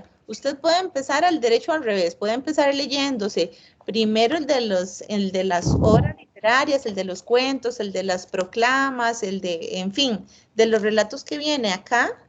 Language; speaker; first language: Spanish; native; Spanish